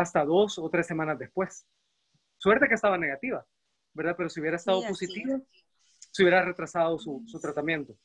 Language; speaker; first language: Spanish; native; Spanish